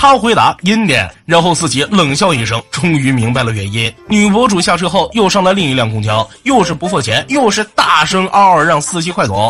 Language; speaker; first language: Chinese; native; Chinese